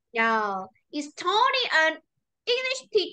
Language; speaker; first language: English; non-native, learner; Vietnamese